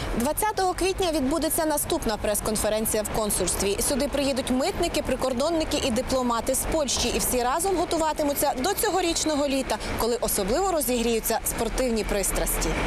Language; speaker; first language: Ukrainian; native; Ukrainian